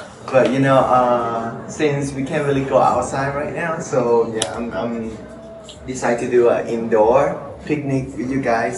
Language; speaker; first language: English; non-native, fluent; Thai